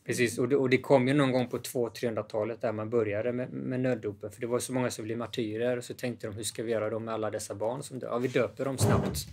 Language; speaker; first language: Swedish; native; Swedish